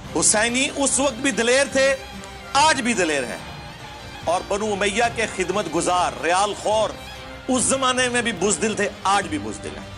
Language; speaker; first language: Urdu; non-native, local second language; Punjabi